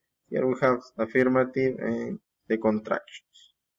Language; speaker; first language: English; non-native, fluent; Spanish